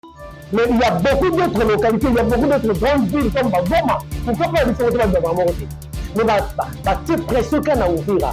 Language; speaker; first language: French; non-native, local second language; Lingala